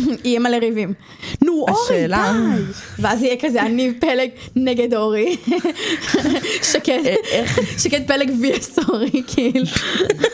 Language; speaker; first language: Hebrew; native; Hebrew